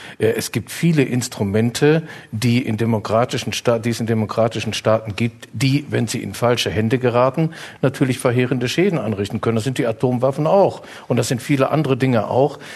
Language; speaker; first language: German; native; German